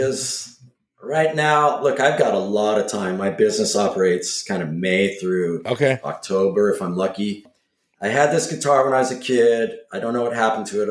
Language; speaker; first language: English; native; English